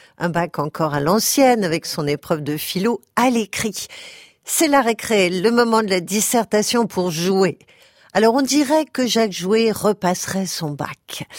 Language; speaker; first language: French; native; French